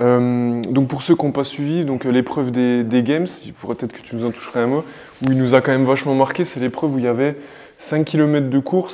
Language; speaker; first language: French; native; French